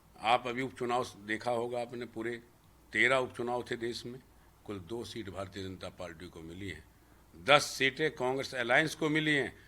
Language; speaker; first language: Hindi; native; Hindi